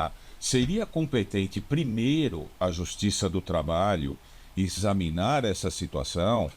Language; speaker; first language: Portuguese; native; Portuguese